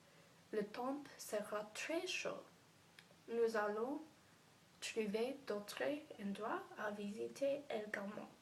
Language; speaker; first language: French; non-native, learner; English